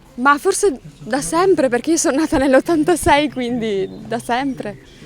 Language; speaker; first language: Italian; native; Italian